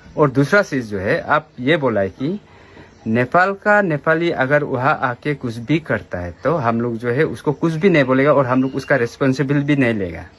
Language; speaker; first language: Hindi; non-native, local second language; Nepali